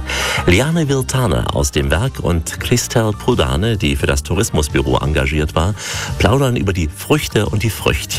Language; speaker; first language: German; native; German